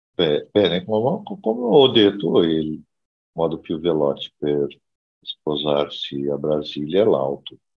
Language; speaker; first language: Italian; non-native, learner; Portuguese